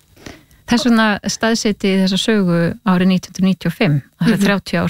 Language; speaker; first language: Icelandic; native; Icelandic